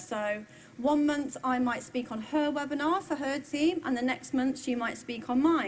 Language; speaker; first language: English; native; English